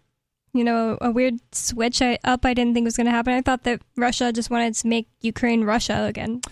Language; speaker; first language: English; native; English